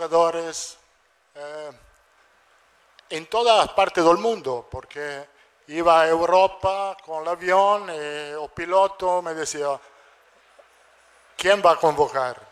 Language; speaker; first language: Portuguese; non-native, learner; Italian